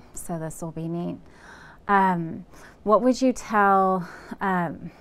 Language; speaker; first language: English; native; English